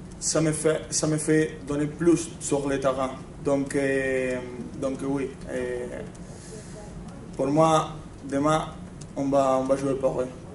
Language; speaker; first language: French; non-native, fluent; Spanish